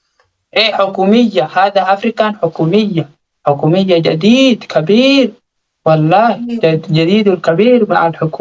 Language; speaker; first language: Arabic; non-native, learner; Oromo